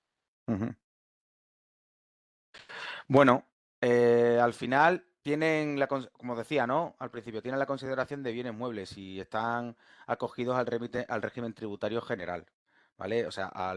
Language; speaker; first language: Spanish; native; Spanish